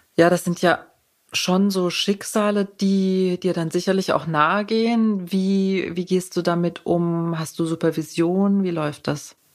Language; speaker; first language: German; native; German